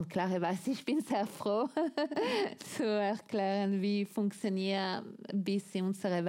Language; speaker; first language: German; non-native, fluent; Italian